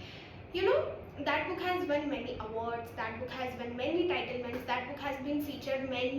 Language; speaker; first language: English; non-native, local second language; Hindi